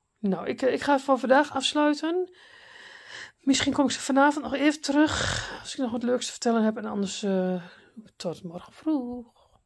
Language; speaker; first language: Dutch; native; Dutch